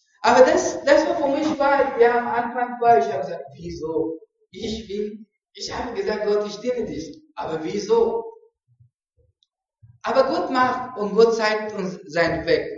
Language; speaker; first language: German; non-native, learner; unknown